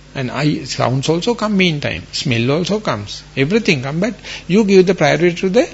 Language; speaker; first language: English; non-native, local second language; Sinhala